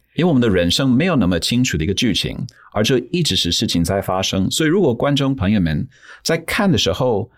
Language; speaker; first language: Chinese; non-native, fluent; English